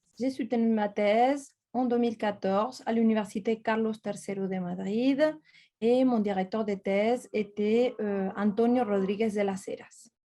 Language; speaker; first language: French; non-native, fluent; Spanish